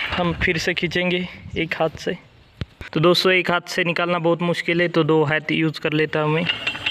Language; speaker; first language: Hindi; non-native, local second language; Marathi